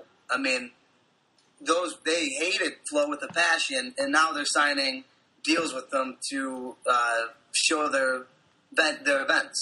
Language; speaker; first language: English; native; English